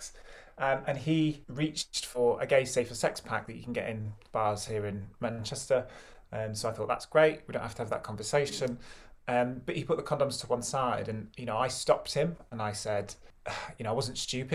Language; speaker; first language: English; native; English